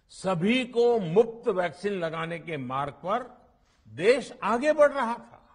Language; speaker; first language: Hindi; non-native, local second language; Gujarati